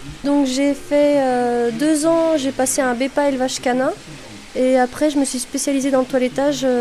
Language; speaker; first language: French; native; French